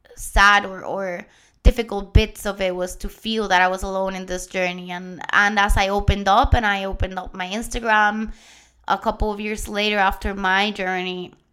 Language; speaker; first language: English; non-native, fluent; Spanish